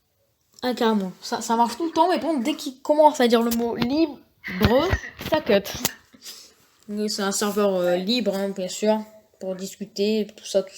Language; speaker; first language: French; native; French